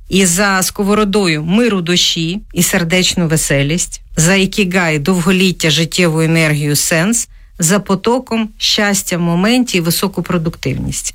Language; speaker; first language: Ukrainian; native; Ukrainian